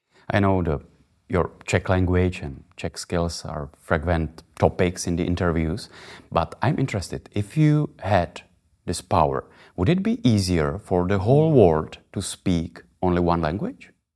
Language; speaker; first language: English; non-native, fluent; Czech